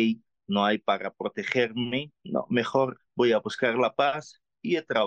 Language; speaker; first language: Spanish; non-native, learner; Arabic